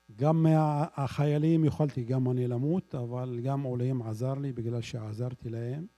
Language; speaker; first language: Hebrew; non-native, local second language; Arabic